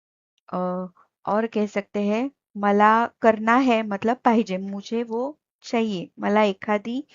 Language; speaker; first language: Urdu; non-native, local second language; Marathi